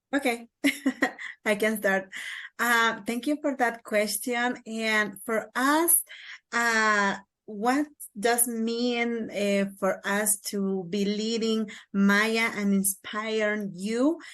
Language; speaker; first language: English; non-native, learner; Kaqchikel